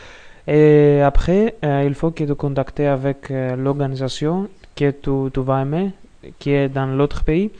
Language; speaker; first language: French; non-native, learner; Greek